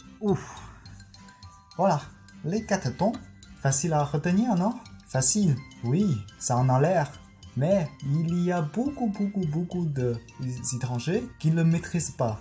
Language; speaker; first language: French; non-native, fluent; Chinese